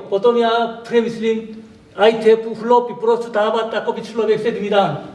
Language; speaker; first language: Czech; non-native, learner; Korean